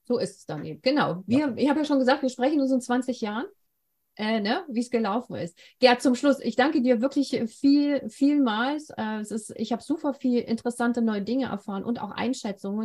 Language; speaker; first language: German; native; German